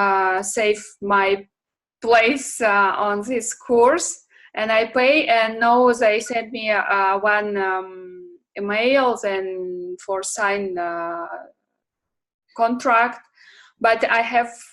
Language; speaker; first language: English; non-native, learner; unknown